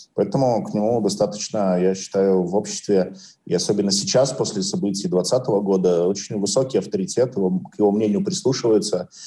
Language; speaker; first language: Russian; native; Russian